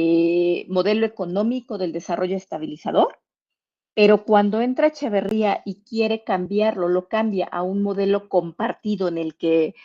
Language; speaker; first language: Spanish; native; Spanish